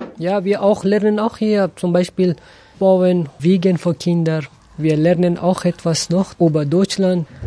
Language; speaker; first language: German; non-native, learner; Persian